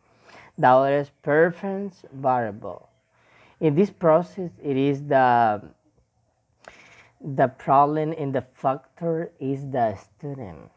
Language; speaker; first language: English; non-native, learner; Spanish